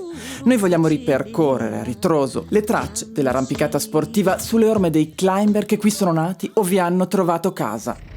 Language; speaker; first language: Italian; native; Italian